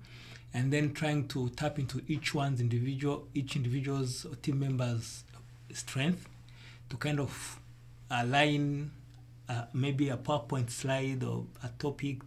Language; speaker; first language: English; non-native, local second language; Kinyarwanda